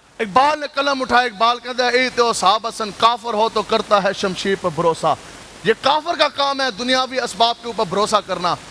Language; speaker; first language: Urdu; non-native, local second language; Punjabi